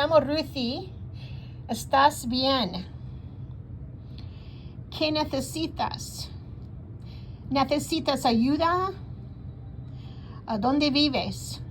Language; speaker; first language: Spanish; non-native, fluent; English